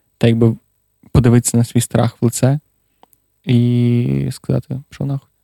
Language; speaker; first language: Ukrainian; non-native, local second language; Russian